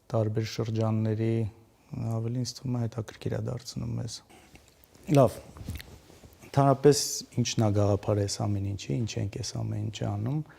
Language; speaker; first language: Armenian; native; Armenian